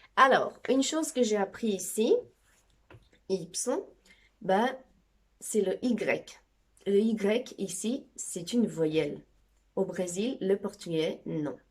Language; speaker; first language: French; non-native, fluent; Portuguese